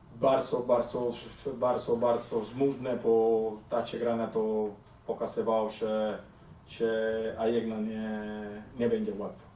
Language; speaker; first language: Polish; non-native, learner; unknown